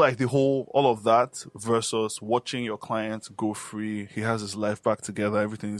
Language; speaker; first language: English; non-native, local second language; Yoruba